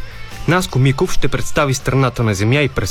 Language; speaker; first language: Bulgarian; native; Bulgarian